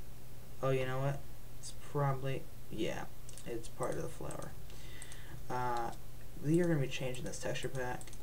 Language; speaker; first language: English; native; English